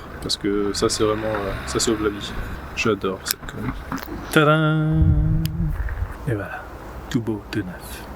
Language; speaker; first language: French; native; French